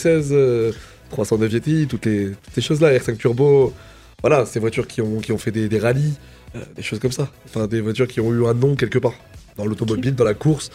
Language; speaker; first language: French; native; French